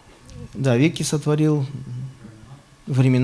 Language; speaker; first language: Russian; native; Russian